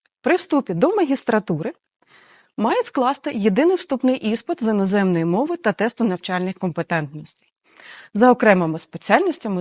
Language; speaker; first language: Ukrainian; native; Ukrainian